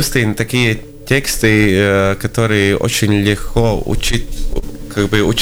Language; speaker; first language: Russian; non-native, local second language; Latvian